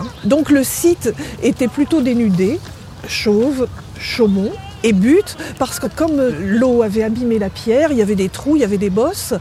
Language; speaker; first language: French; native; French